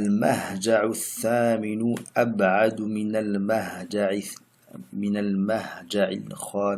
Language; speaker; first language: Arabic; non-native, fluent; French